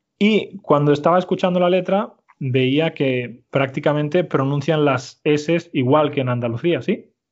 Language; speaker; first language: Spanish; native; Spanish